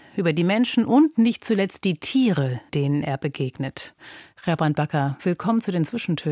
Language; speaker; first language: German; native; German